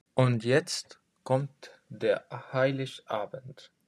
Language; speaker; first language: German; non-native, fluent; French